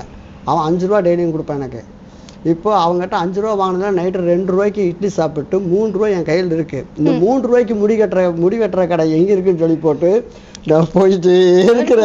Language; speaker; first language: Tamil; native; Tamil